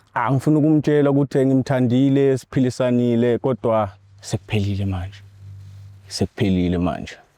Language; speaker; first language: Zulu; non-native, local second language; Swati